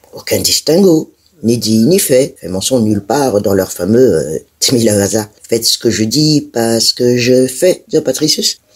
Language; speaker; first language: French; non-native, local second language; Malagasy